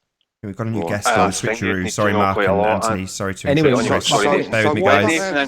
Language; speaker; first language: English; native; English